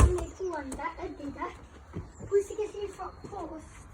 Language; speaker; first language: Welsh; native; Welsh